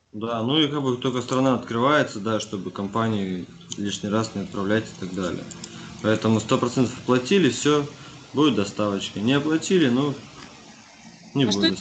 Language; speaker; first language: Russian; native; Russian